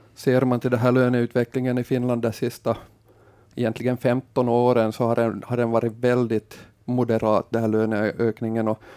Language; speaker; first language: Swedish; native; Swedish